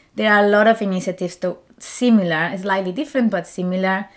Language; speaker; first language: English; non-native, fluent; Spanish